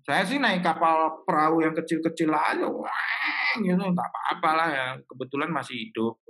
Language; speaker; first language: Indonesian; native; Indonesian